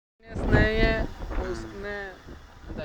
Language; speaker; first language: Hindi; non-native, local second language; Malayalam